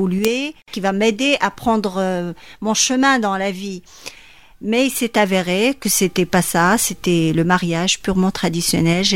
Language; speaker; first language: French; non-native, local second language; Arabic